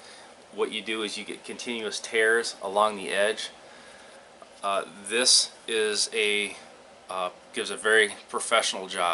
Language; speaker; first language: English; native; English